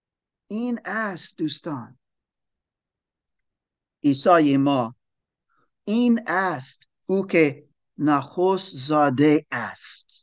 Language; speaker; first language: Persian; non-native, learner; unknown